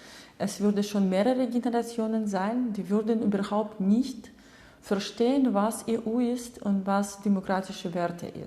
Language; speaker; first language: German; non-native, fluent; Russian